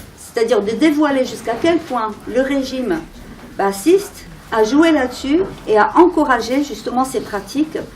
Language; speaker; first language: French; non-native, fluent; Arabic